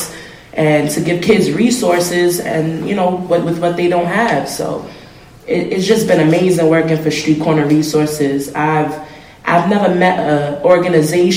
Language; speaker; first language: English; native; English